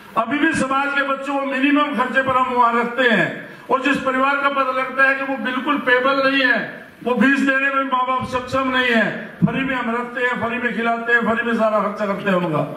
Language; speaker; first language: Hindi; native; Hindi